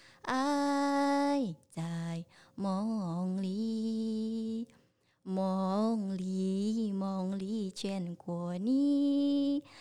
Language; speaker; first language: Chinese; non-native, learner; Indonesian